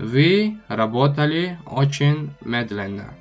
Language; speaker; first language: Russian; non-native, local second language; Tajik